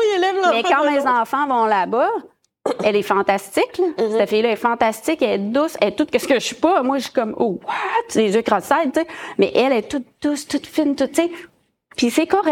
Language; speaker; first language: French; native; French